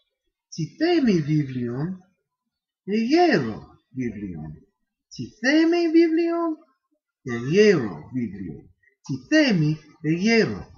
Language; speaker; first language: Greek; non-native, fluent; English